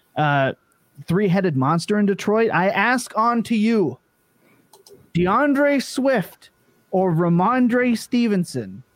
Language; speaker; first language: English; native; English